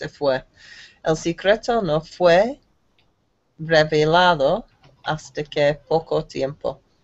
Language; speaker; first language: Spanish; non-native, learner; English